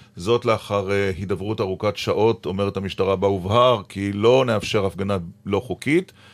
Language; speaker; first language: Hebrew; native; Hebrew